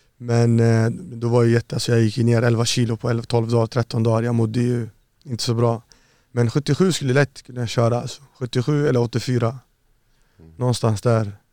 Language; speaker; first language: Swedish; early bilingual, other home language; Arabic